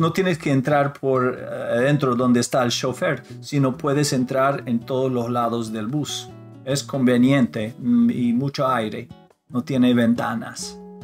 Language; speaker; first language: Spanish; non-native, fluent; English